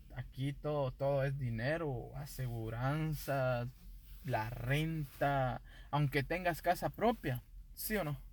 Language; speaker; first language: Spanish; native; Spanish